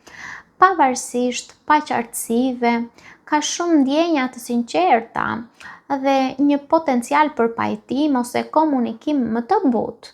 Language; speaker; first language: Albanian; native; Albanian